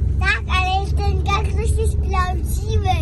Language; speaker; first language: Polish; early bilingual, heritage; Polish